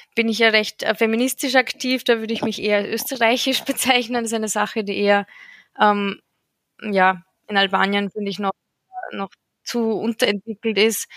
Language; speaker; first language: German; native; German